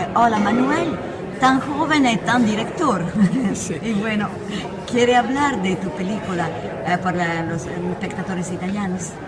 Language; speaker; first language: Spanish; non-native, fluent; Italian